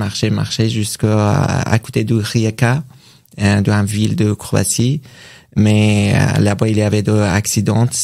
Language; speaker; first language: French; non-native, learner; Persian